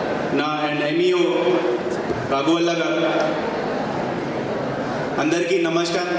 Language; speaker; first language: Telugu; non-native, fluent; Hindi